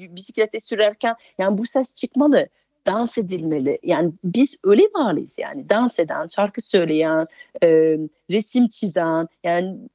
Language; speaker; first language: Turkish; non-native, fluent; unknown